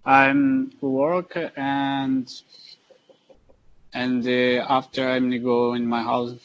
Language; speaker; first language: English; non-native, learner; Portuguese